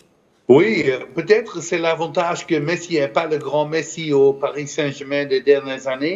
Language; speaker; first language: French; non-native, fluent; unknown